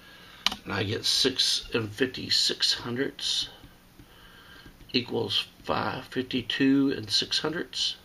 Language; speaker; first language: English; native; English